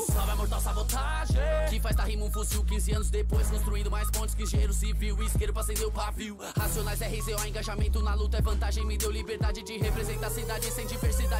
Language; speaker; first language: Portuguese; non-native, learner; English